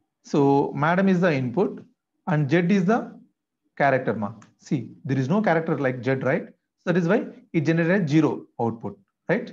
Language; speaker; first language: English; non-native, local second language; Telugu